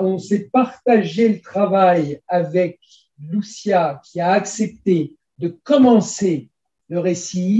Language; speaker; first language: French; native; French